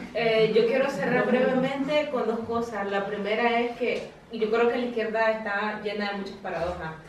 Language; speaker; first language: Spanish; native; Spanish